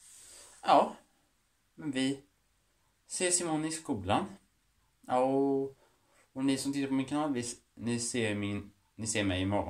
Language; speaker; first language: Swedish; native; Swedish